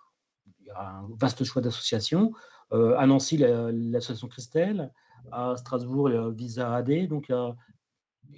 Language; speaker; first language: French; native; French